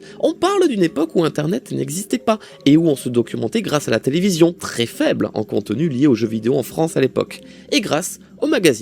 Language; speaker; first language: French; native; French